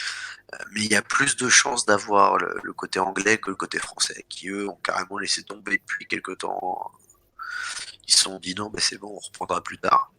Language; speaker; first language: French; native; French